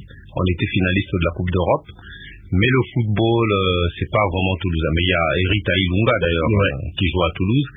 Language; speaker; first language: French; non-native, local second language; Lingala